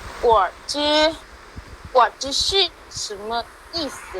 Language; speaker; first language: Chinese; non-native, learner; Thai